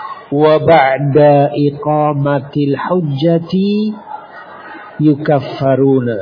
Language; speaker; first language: Arabic; non-native, fluent; Indonesian